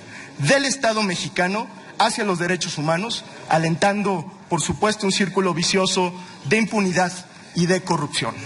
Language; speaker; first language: Spanish; native; Spanish